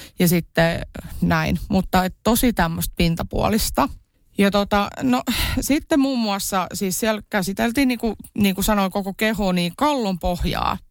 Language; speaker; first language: Finnish; native; Finnish